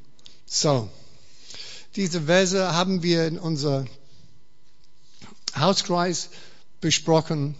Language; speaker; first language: German; non-native, fluent; English